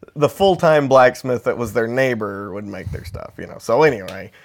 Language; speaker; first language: English; native; English